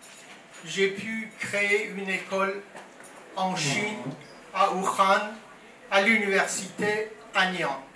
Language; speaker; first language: French; non-native, fluent; Persian